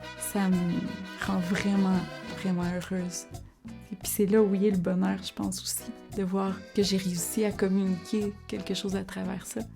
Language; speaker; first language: French; early bilingual, other home language; Spanish